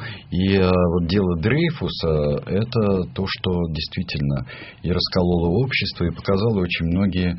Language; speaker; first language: Russian; native; Russian